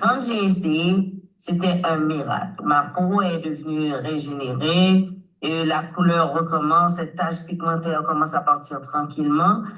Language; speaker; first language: French; non-native, local second language; Haitian Creole